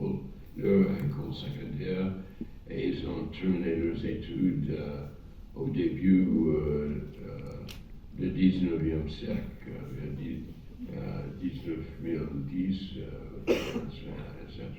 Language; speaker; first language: French; non-native, fluent; English